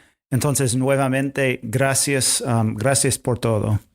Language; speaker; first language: Spanish; non-native, fluent; English